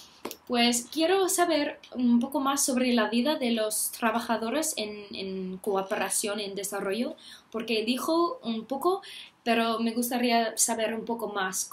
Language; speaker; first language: Spanish; non-native, learner; English